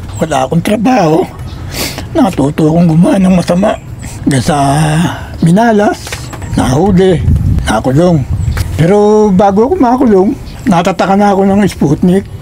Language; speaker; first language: Filipino; native; Filipino